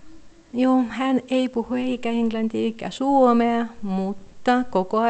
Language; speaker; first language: Finnish; non-native, fluent; Russian